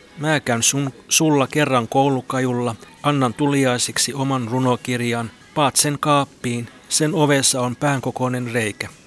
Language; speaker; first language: Finnish; native; Finnish